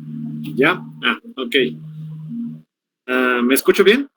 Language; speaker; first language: Spanish; native; Spanish